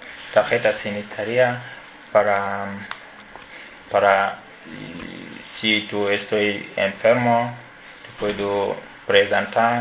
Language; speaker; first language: Spanish; non-native, learner; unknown